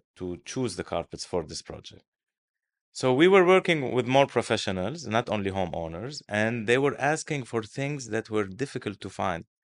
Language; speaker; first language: English; non-native, fluent; Arabic